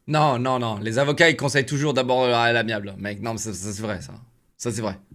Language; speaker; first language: French; native; French